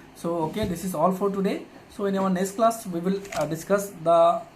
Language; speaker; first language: English; non-native, local second language; Assamese